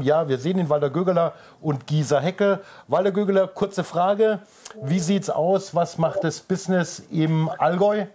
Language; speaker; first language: German; native; German